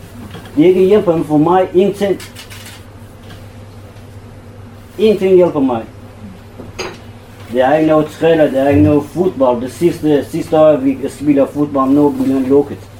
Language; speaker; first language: Danish; non-native, learner; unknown